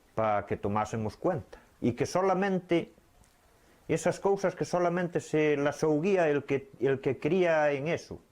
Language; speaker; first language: Spanish; non-native, local second language; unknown